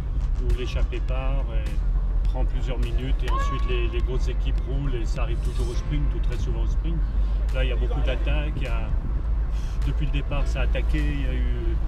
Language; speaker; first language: French; native; French